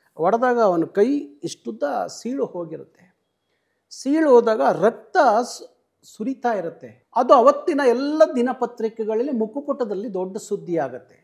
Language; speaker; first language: Kannada; native; Kannada